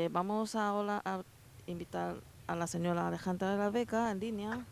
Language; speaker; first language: Spanish; non-native, learner; Chinese